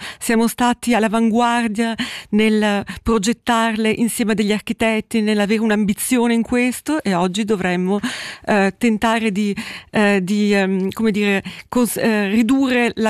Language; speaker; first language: Italian; native; Italian